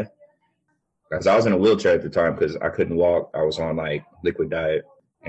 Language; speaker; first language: English; native; English